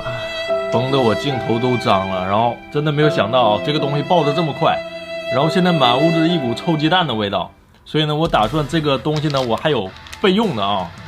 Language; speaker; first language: Chinese; native; Chinese